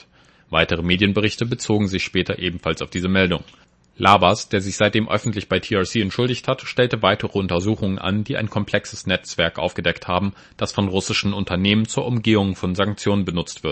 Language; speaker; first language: German; native; German